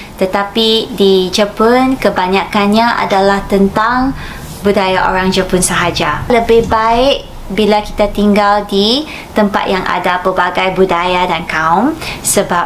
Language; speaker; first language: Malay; non-native, fluent; Japanese